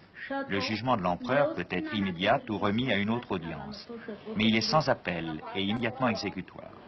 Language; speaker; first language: French; native; French